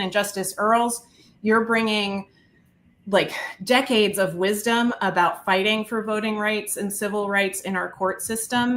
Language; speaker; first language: English; native; English